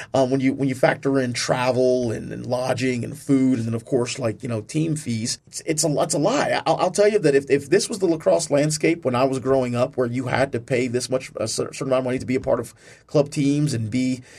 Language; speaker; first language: English; native; English